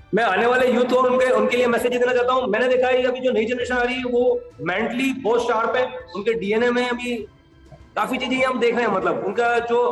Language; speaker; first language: Hindi; native; Hindi